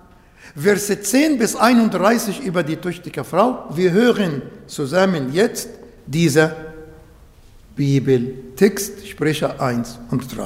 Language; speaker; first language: German; non-native, learner; Arabic